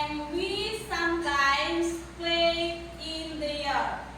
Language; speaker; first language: English; non-native, learner; Indonesian